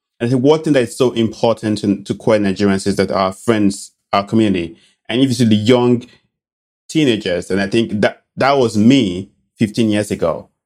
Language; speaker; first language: English; non-native, local second language; Bini